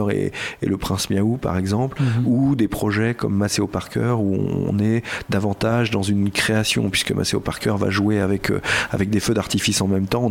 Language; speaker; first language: French; native; French